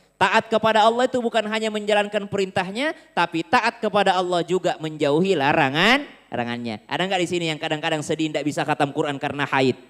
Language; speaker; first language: Indonesian; native; Indonesian